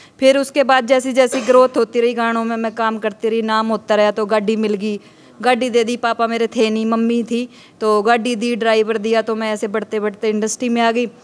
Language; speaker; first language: Hindi; native; Hindi